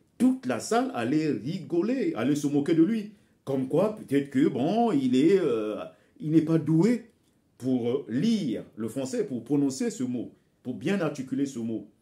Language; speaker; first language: French; non-native, local second language; Bembe